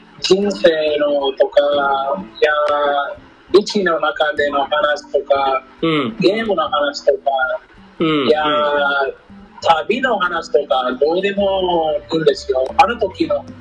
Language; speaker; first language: Japanese; non-native, learner; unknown